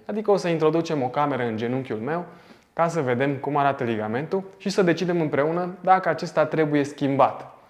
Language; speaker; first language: Romanian; native; Romanian